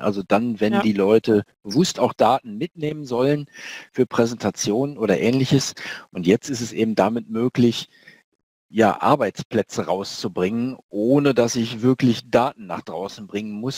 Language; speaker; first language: German; native; German